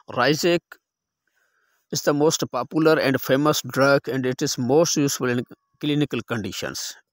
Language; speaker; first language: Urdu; non-native, local second language; Sindhi